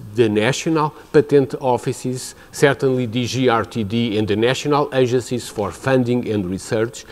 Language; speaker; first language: English; non-native, fluent; Portuguese